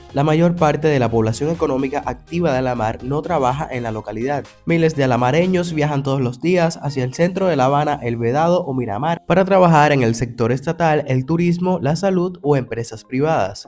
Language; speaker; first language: Spanish; native; Spanish